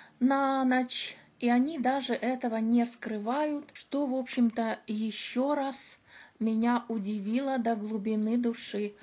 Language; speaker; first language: Russian; native; Russian